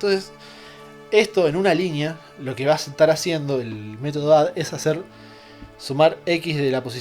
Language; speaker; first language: Spanish; native; Spanish